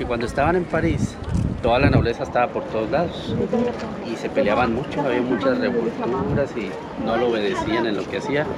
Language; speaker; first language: Spanish; native; Spanish